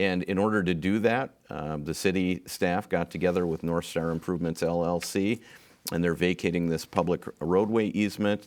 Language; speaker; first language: English; native; English